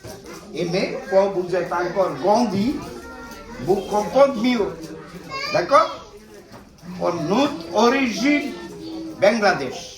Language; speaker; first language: French; non-native, learner; Bangla